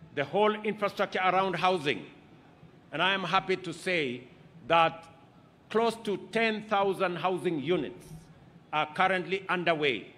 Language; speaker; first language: English; non-native, local second language; Kalenjin